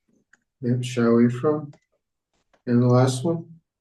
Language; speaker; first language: English; non-native, fluent; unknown